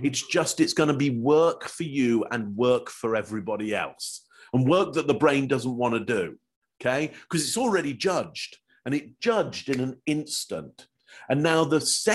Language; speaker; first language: English; native; English